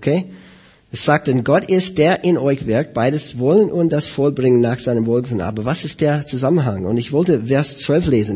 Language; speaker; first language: German; non-native, fluent; English